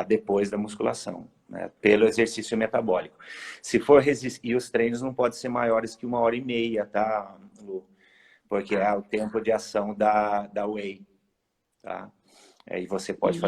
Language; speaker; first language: Portuguese; native; Portuguese